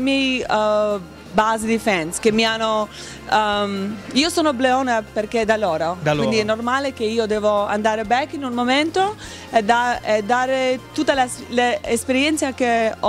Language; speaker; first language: Italian; non-native, learner; Albanian